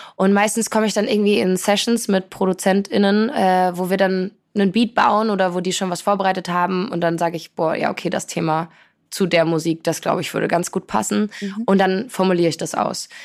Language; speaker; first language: German; early bilingual, other home language; Polish